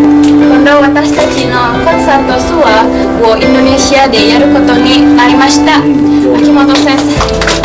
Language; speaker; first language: Japanese; non-native, learner; Indonesian